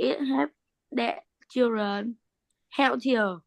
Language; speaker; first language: English; non-native, learner; Vietnamese